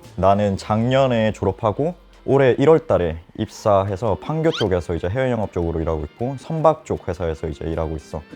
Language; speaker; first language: Korean; early bilingual, heritage; Korean